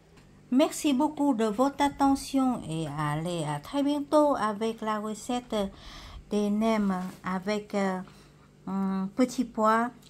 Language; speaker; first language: French; non-native, fluent; Vietnamese